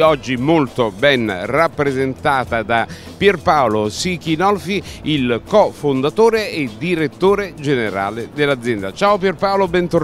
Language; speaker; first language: Italian; native; Italian